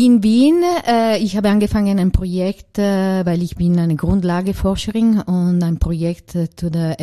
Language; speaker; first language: German; non-native, learner; Italian